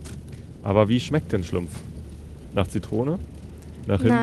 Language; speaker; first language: German; native; German